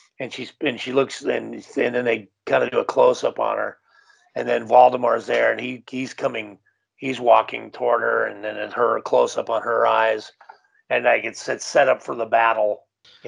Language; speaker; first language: English; native; English